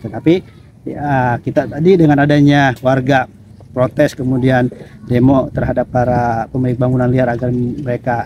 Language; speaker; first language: Indonesian; non-native, local second language; Sundanese